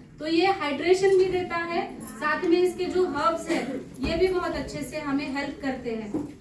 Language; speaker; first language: Hindi; non-native, local second language; Marathi